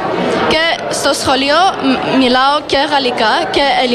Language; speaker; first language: Greek; early bilingual, heritage; Greek